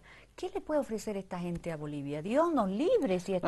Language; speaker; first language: Spanish; native; Spanish